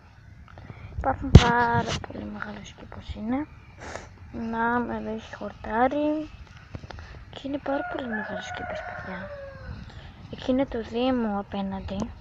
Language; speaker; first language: Greek; early bilingual, other home language; Bulgarian